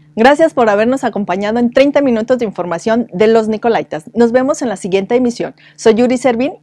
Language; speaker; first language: Spanish; native; Spanish